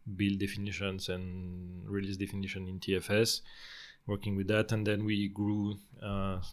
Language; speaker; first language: English; non-native, fluent; French